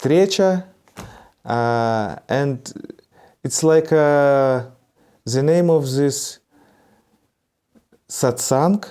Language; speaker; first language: English; non-native, learner; Russian